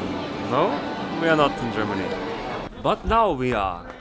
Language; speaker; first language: English; non-native, fluent; German